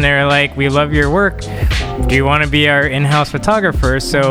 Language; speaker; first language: English; native; English